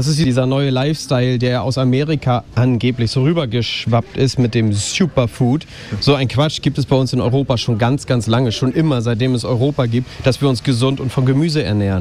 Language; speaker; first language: German; native; German